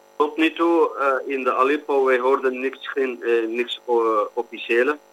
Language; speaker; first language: Dutch; non-native, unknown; Kurdish